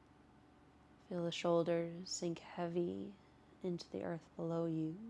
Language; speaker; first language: English; native; English